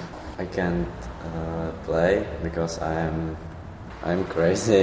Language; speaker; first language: English; non-native, learner; Czech